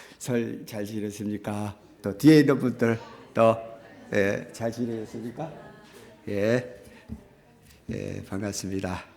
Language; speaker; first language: Korean; native; Korean